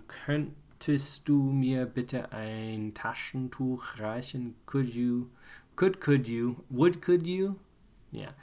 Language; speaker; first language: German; non-native, fluent; English